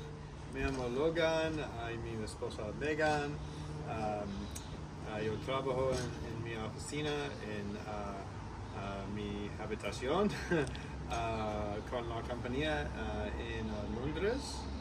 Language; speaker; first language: Spanish; non-native, learner; English